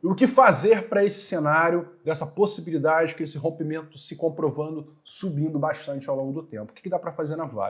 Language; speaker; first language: Portuguese; native; Portuguese